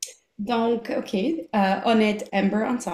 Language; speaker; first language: French; non-native, local second language; English